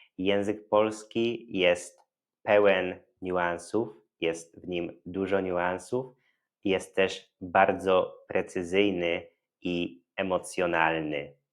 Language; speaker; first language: Polish; native; Polish